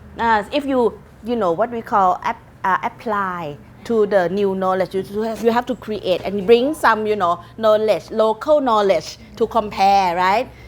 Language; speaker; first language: English; non-native, fluent; Thai